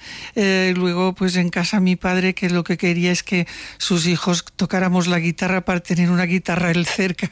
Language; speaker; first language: Spanish; non-native, local second language; Catalan